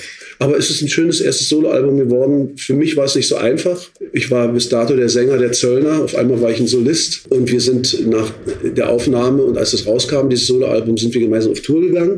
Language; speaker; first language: German; native; German